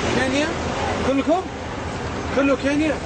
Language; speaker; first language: Arabic; native; Arabic